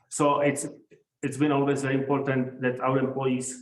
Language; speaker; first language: English; non-native, fluent; Czech